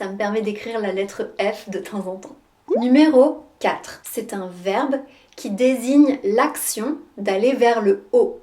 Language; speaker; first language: French; native; French